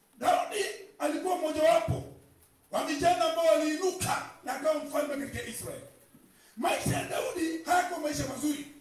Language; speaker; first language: Swahili; non-native, local second language; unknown